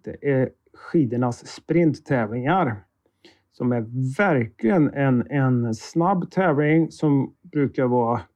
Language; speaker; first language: Swedish; native; Swedish